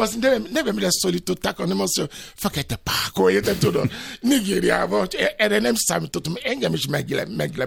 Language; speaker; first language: Hungarian; non-native, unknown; Yoruba